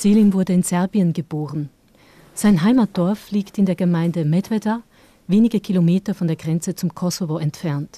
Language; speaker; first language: German; native; German